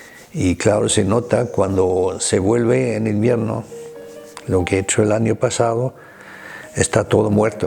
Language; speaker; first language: Spanish; non-native, fluent; German